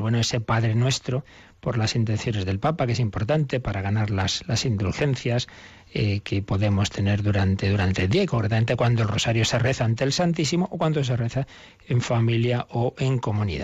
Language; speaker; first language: Spanish; native; Spanish